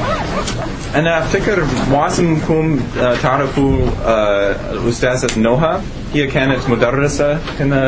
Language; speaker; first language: Arabic; non-native, learner; English